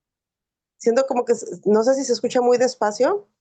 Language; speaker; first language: Spanish; native; Spanish